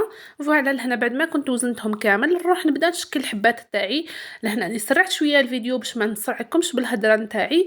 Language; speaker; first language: Arabic; native; Arabic